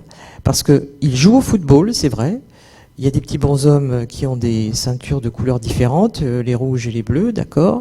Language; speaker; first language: French; native; French